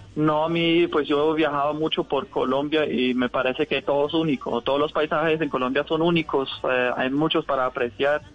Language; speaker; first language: Spanish; non-native, fluent; German